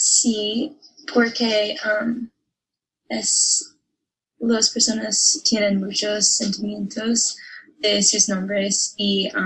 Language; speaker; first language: Spanish; non-native, learner; English